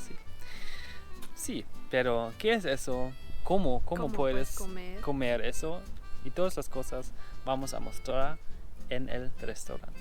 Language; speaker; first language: Spanish; non-native, learner; German